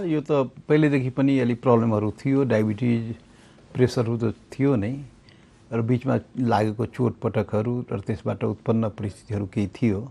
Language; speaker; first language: Nepali; non-native, local second language; Maithili